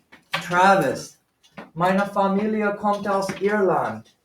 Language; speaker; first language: German; non-native, fluent; English